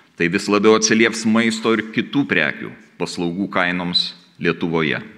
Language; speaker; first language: Lithuanian; native; Lithuanian